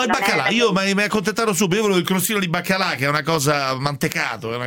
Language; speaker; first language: Italian; native; Italian